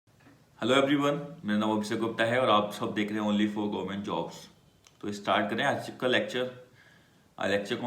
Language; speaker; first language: Hindi; native; Hindi